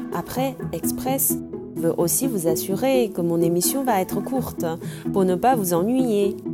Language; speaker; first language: French; non-native, fluent; Chinese